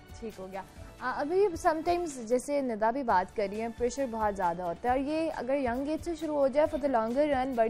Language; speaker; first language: Urdu; native; Urdu